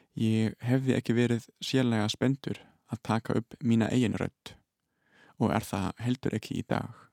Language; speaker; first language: Icelandic; non-native, fluent; German